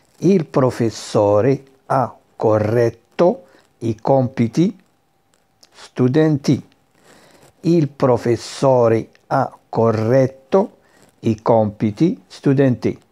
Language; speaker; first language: Italian; non-native, fluent; Arabic